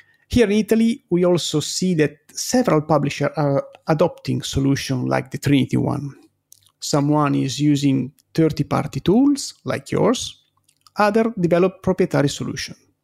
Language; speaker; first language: English; non-native, fluent; Italian